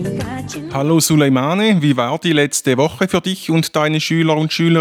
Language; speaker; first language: German; native; German